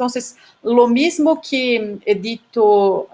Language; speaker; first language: Spanish; non-native, fluent; Portuguese